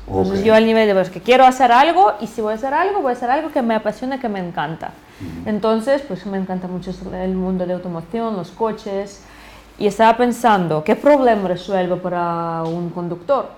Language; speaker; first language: Spanish; non-native, fluent; Ukrainian